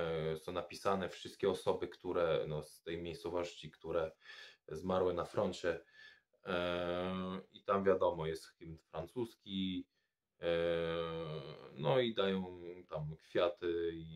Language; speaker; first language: Polish; non-native, fluent; French